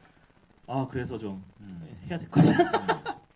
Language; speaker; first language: Korean; native; Korean